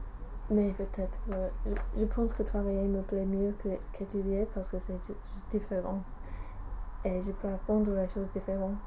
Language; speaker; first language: French; non-native, learner; English